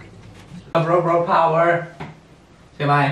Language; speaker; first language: Thai; early bilingual, heritage; Thai